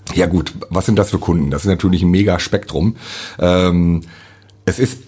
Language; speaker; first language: German; native; German